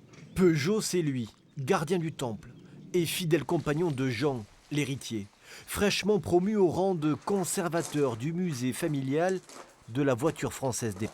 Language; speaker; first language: French; native; French